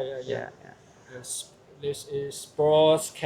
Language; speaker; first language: English; non-native, learner; Chinese